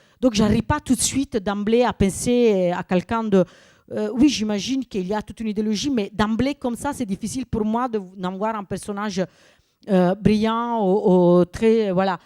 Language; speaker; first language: French; non-native, fluent; Italian